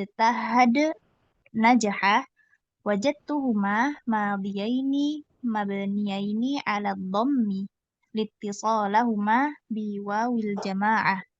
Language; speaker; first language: Arabic; non-native, learner; Indonesian